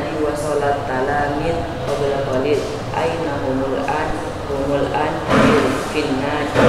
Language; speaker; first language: Arabic; non-native, learner; Indonesian